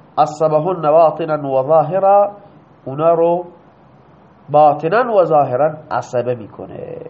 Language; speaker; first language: Persian; non-native, local second language; Baluchi